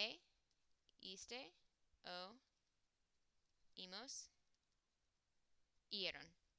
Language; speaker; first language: Spanish; non-native, fluent; English